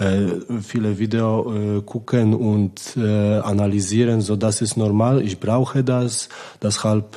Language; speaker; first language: German; non-native, learner; Polish